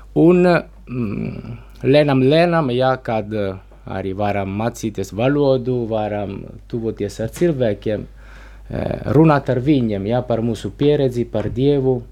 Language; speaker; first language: Latvian; non-native, learner; Italian